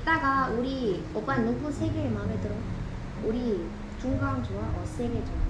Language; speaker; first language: Korean; non-native, learner; Vietnamese